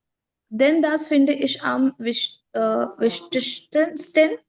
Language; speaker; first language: German; non-native, learner; Hindi